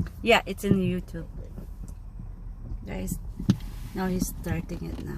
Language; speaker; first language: English; non-native, local second language; Filipino